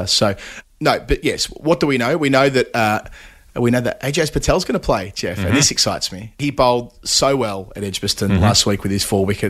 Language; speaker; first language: English; native; English